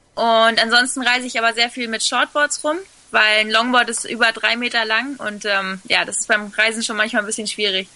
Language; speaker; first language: German; early bilingual, other home language; Spanish